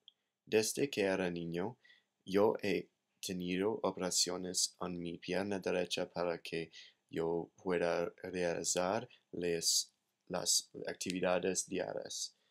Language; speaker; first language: Spanish; non-native, learner; English